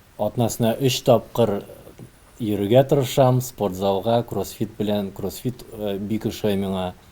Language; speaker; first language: Tatar; early bilingual, heritage; Tatar